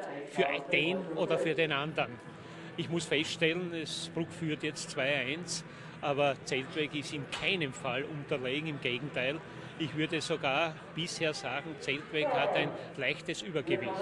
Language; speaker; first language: German; native; German